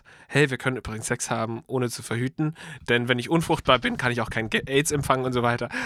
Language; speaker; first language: German; native; German